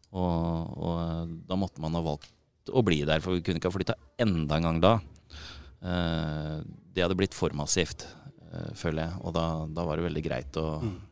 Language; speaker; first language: Norwegian; native; Norwegian